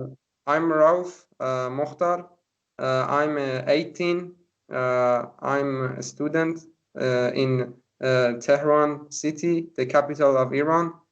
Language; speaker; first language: English; non-native, learner; Persian